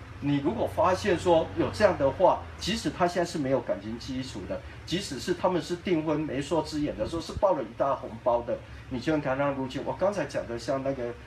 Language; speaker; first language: Chinese; native; Chinese